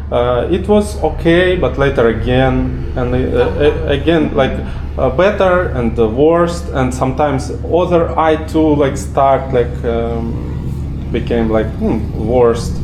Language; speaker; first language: English; non-native, learner; Russian